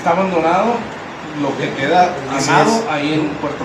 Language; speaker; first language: Spanish; native; Spanish